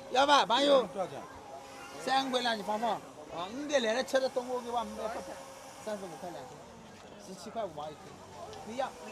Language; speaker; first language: Chinese; native; Chinese